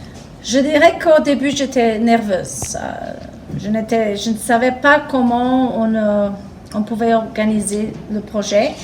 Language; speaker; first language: French; non-native, fluent; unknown